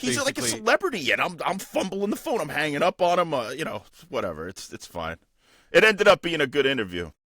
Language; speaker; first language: English; native; English